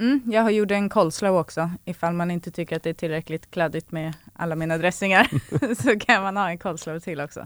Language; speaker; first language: Swedish; native; Swedish